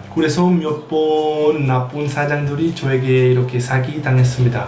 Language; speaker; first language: Korean; non-native, fluent; Spanish